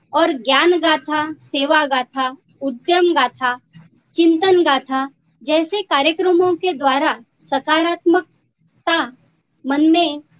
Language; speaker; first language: Hindi; non-native, local second language; Marathi